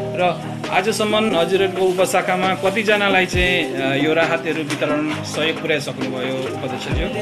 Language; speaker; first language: Nepali; early bilingual, heritage; Nepali